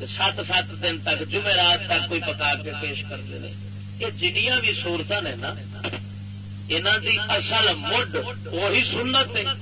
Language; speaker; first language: Urdu; non-native, local second language; Punjabi